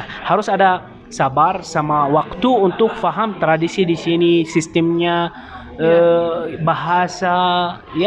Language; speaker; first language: Indonesian; non-native, learner; Arabic